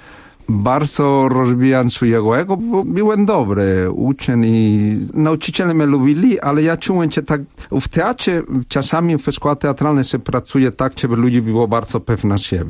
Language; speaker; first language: Polish; non-native, fluent; Spanish